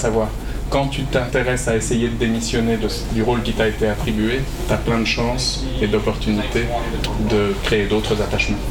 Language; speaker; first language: French; native; French